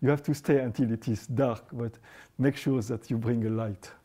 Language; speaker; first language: English; non-native, fluent; French